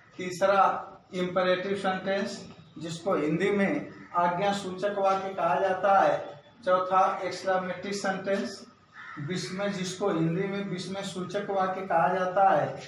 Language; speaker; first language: Hindi; native; Hindi